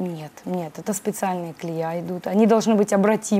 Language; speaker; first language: Russian; native; Russian